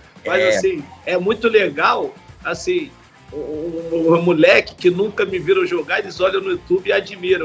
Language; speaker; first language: Portuguese; native; Portuguese